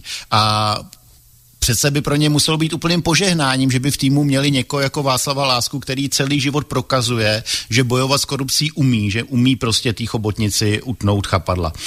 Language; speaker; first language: Czech; native; Czech